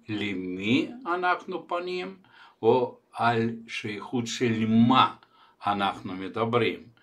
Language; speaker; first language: Hebrew; non-native, fluent; Russian